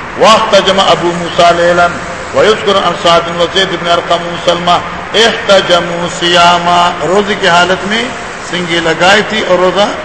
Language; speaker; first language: Urdu; non-native, local second language; Pashto